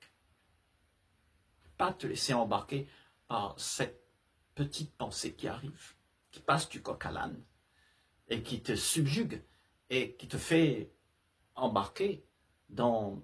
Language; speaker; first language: French; native; French